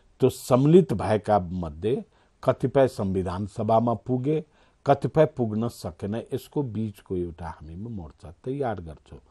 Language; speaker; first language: Nepali; non-native, local second language; Maithili